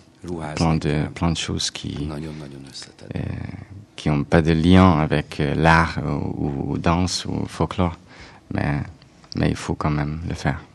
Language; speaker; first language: French; non-native, fluent; Hungarian